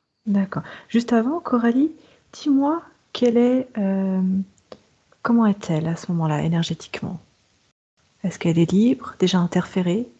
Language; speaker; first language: French; native; French